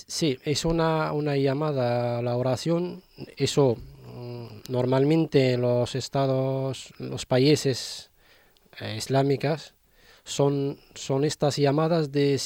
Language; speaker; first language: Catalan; non-native, learner; Arabic